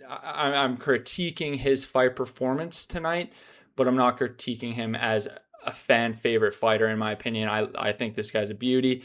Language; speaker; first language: English; native; English